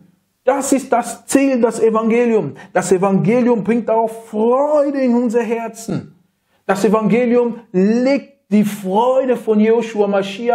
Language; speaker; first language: German; non-native, fluent; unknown